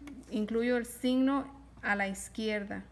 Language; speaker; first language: Spanish; early bilingual, heritage; Spanish